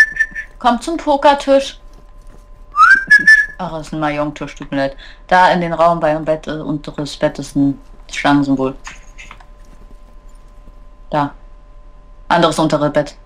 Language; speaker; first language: German; native; German